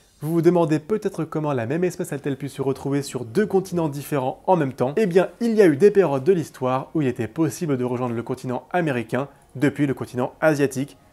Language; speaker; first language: French; native; French